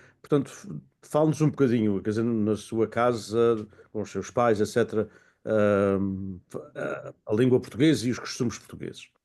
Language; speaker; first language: Portuguese; native; Portuguese